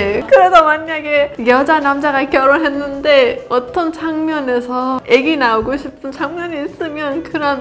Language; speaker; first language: Korean; non-native, learner; Persian